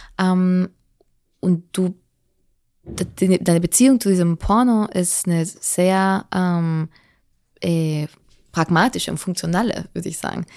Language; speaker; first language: German; non-native, fluent; Spanish